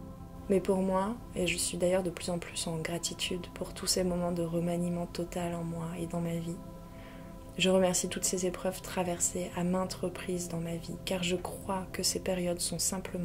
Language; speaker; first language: French; native; French